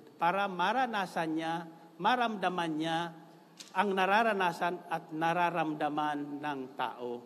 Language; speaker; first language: Filipino; non-native, local second language; Bikol